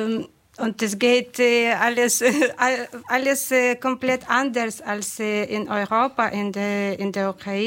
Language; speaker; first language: German; non-native, fluent; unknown